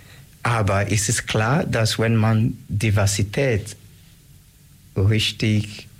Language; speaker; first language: German; non-native, learner; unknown